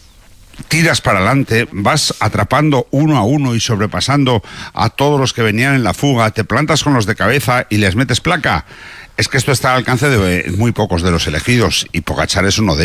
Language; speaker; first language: Spanish; native; Spanish